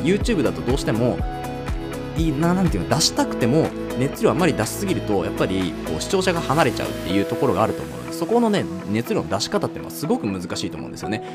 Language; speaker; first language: Japanese; native; Japanese